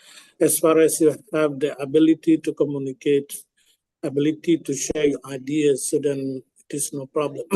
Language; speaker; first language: English; non-native, fluent; Indonesian